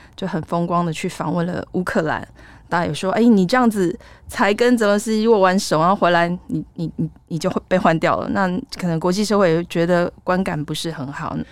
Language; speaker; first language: Chinese; native; Chinese